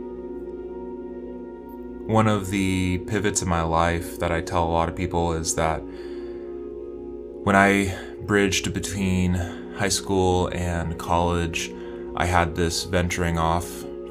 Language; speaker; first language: English; native; English